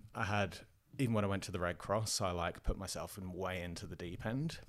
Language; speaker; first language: English; native; English